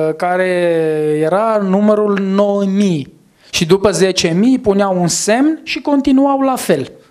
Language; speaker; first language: Romanian; non-native, fluent; Armenian